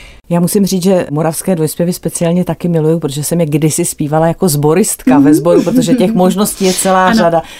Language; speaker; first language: Czech; native; Czech